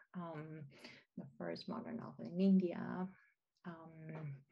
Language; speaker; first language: English; non-native, fluent; Romanian